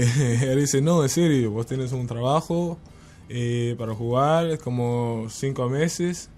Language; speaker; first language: Spanish; non-native, learner; English